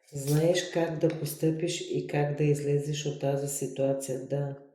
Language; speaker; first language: Bulgarian; native; Bulgarian